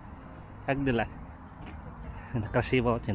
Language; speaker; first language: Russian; non-native, learner; Filipino